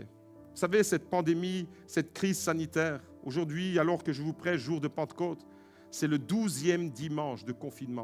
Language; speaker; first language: French; native; French